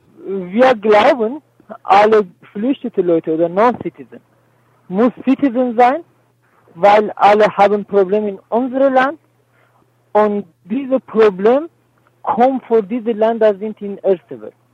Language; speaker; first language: German; non-native, learner; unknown